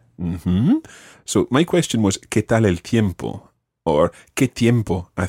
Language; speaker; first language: Spanish; non-native, fluent; English